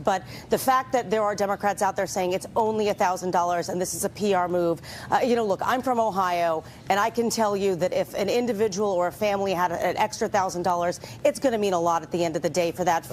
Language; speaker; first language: English; native; English